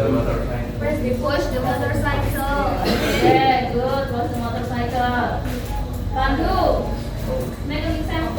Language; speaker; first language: English; non-native, learner; Indonesian